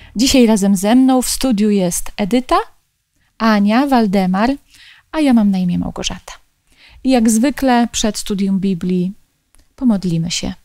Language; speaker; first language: Polish; native; Polish